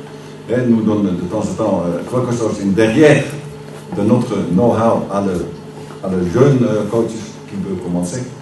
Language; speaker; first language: French; non-native, learner; Dutch